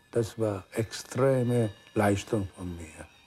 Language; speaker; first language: German; non-native, fluent; Korean